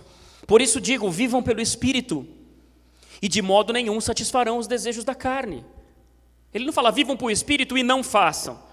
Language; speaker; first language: Portuguese; native; Portuguese